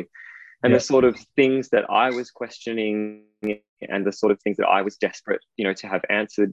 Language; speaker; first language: English; native; English